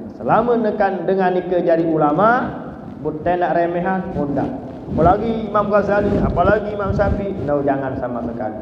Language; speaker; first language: Malay; non-native, local second language; Sasak